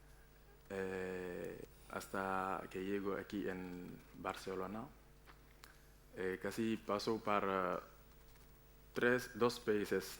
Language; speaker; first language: Spanish; non-native, learner; Wolof